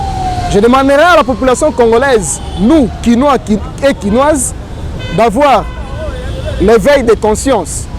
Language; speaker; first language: French; non-native, local second language; Lingala